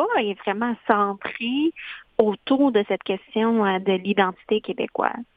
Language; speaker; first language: French; non-native, local second language; English